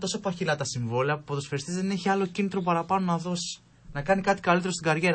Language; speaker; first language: Greek; native; Greek